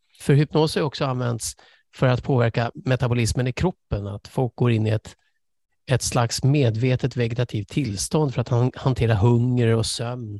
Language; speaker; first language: Swedish; early bilingual, other home language; English